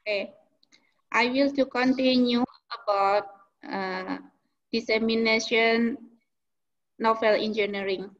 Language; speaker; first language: English; non-native, learner; Indonesian